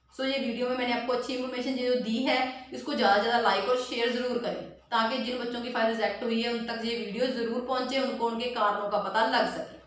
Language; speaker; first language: Hindi; non-native, local second language; Punjabi